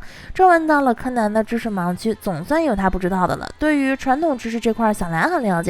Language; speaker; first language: Chinese; native; Chinese